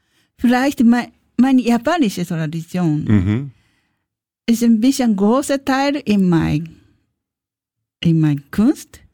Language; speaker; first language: German; non-native, learner; Japanese